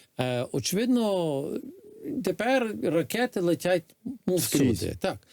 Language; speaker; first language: Ukrainian; early bilingual, heritage; Ukrainian